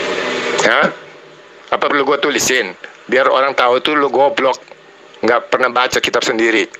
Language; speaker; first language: Indonesian; native; Indonesian